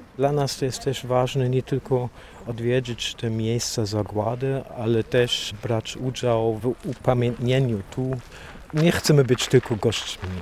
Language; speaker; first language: Polish; non-native, fluent; German